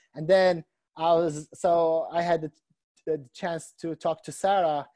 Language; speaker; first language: English; non-native, fluent; Arabic